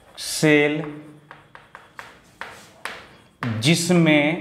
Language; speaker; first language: Hindi; native; Hindi